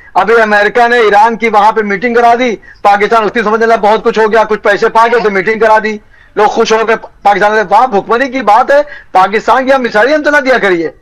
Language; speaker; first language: Hindi; native; Hindi